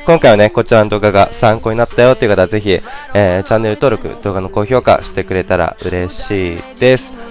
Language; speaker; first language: Japanese; native; Japanese